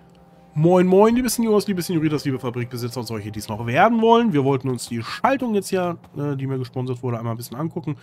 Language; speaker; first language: German; native; German